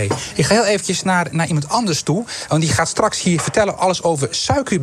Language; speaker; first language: Dutch; native; Dutch